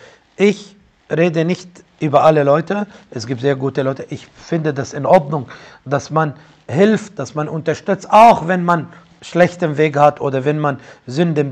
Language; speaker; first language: German; non-native, fluent; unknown